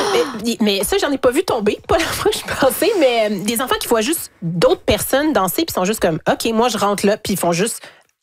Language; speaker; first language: French; native; French